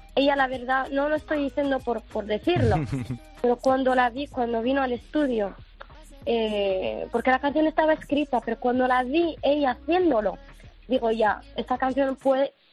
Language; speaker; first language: Spanish; non-native, fluent; Arabic